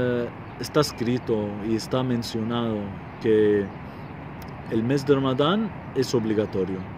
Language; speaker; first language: Spanish; non-native, fluent; Arabic